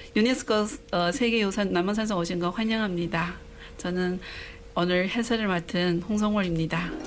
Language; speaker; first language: Korean; early bilingual, heritage; Korean